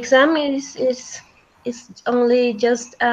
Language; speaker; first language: English; non-native, fluent; Spanish